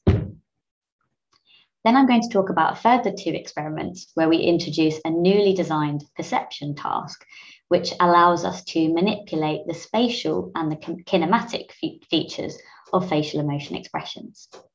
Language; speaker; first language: English; native; English